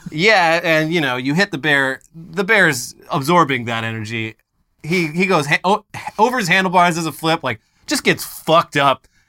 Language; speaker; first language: English; native; English